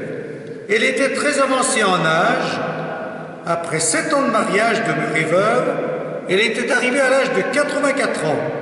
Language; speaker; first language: French; native; French